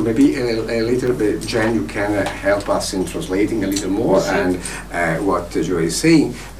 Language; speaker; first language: English; non-native, fluent; Italian